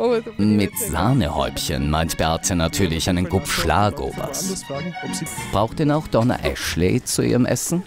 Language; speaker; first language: German; native; German